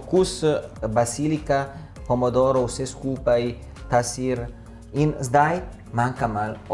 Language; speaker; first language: Slovenian; non-native, learner; Italian